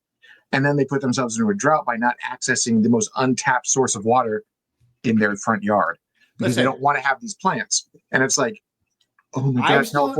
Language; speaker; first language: English; native; English